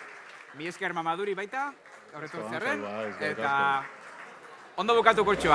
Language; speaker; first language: Basque; native; Basque